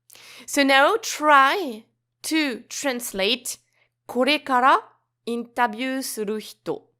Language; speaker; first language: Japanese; non-native, learner; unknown